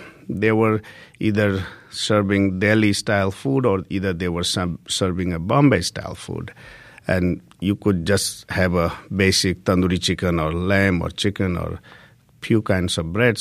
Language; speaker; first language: English; non-native, local second language; Hindi